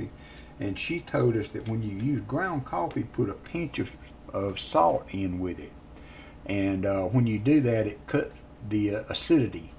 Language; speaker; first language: English; native; English